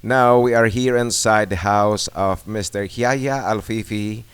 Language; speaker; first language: English; non-native, local second language; Filipino